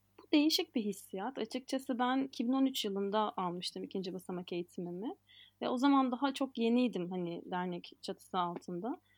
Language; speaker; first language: Turkish; native; Turkish